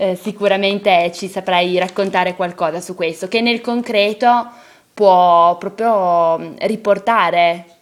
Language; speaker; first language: Italian; native; Italian